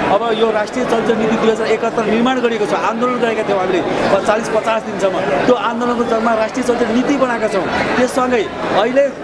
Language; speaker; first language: Nepali; native; Nepali